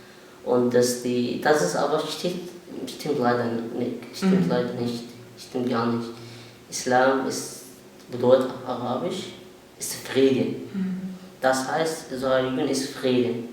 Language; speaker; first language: German; non-native, learner; Arabic